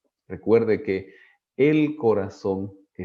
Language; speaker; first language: Spanish; native; Spanish